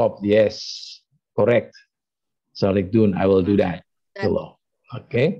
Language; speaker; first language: English; non-native, learner; Indonesian